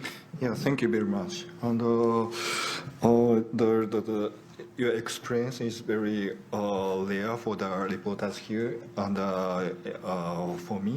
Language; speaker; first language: English; non-native, learner; Japanese